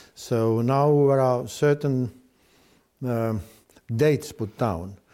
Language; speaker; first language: English; non-native, fluent; Estonian